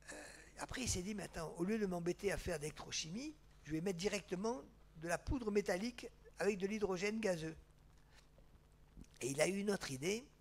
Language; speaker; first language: French; native; French